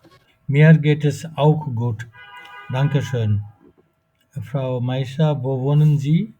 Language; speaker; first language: German; non-native, fluent; Bangla